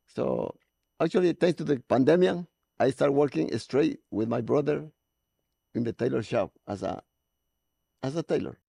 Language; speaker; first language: English; non-native, learner; Spanish